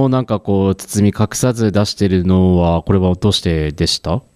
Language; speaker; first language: Japanese; native; Japanese